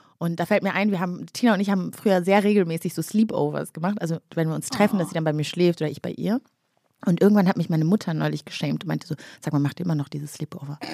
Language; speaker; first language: German; early bilingual, other home language; Kinyarwanda